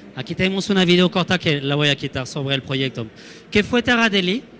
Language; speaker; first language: Spanish; non-native, fluent; French